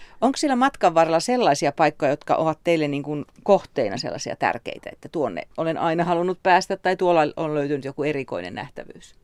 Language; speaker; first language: Finnish; native; Finnish